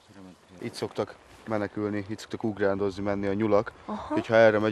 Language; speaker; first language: Hungarian; native; Hungarian